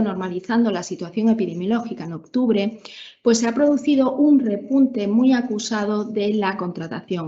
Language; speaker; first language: Spanish; native; Spanish